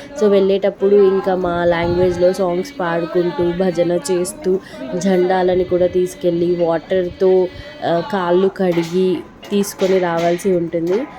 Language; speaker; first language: Telugu; non-native, local second language; Lambadi